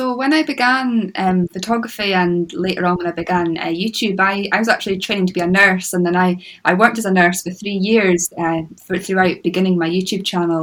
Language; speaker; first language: English; native; English